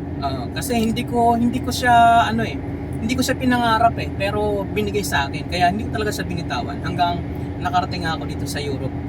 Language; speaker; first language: Filipino; non-native, local second language; Cebuano